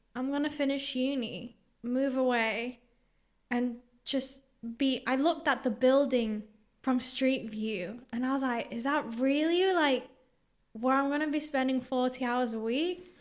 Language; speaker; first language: English; early bilingual, other home language; Greek